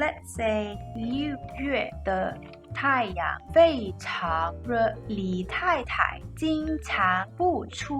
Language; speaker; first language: Chinese; non-native, learner; English